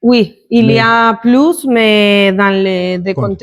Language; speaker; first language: French; non-native, learner; Spanish